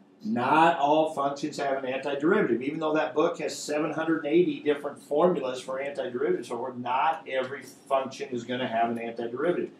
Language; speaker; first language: English; native; English